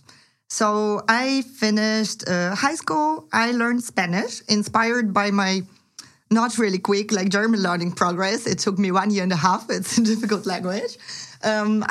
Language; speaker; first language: English; non-native, fluent; Ukrainian